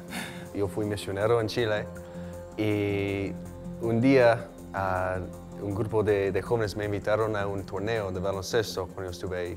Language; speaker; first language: Spanish; non-native, fluent; English